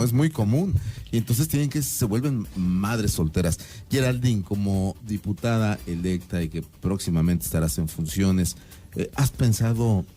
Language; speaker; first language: Spanish; native; Spanish